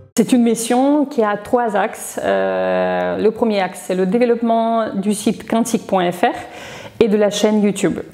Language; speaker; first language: French; non-native, fluent; Russian